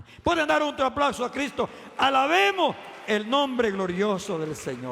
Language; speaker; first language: Spanish; native; Spanish